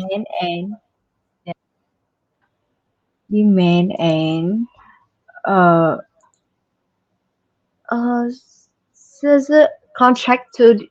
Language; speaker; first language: English; non-native, learner; Vietnamese